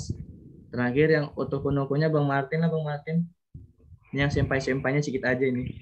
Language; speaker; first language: Indonesian; native; Indonesian